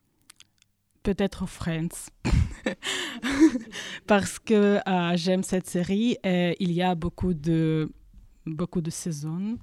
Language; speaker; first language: French; non-native, learner; Russian